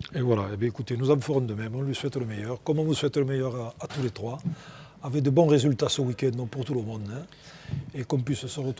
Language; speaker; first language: French; native; French